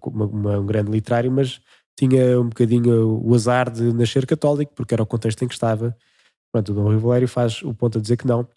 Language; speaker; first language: Portuguese; native; Portuguese